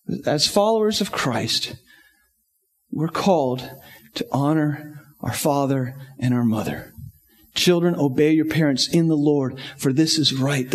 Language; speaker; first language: English; native; English